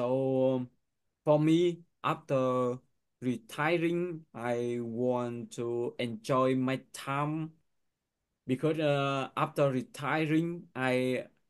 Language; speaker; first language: English; non-native, learner; Vietnamese